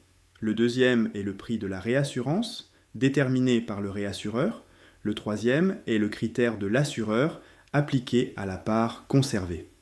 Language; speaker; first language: French; native; French